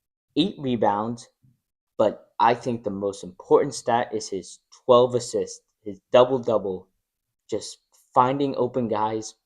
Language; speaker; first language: English; native; English